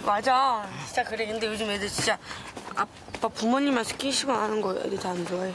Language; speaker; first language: Korean; early bilingual, other home language; Russian